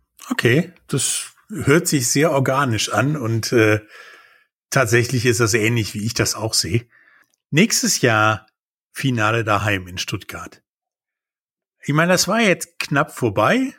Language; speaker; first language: German; native; German